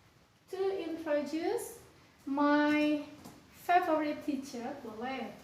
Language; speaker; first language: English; non-native, fluent; Indonesian